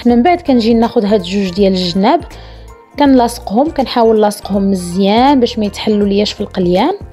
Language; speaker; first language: Arabic; native; Arabic